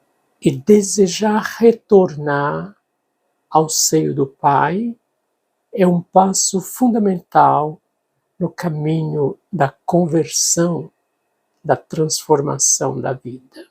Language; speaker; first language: Portuguese; native; Portuguese